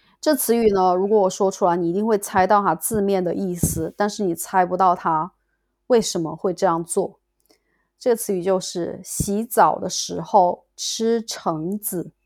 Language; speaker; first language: Chinese; native; Chinese